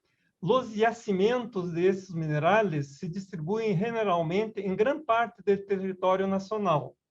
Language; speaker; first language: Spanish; non-native, learner; Portuguese